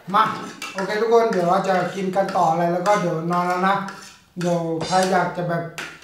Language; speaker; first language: Thai; native; Thai